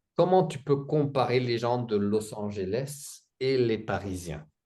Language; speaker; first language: French; native; French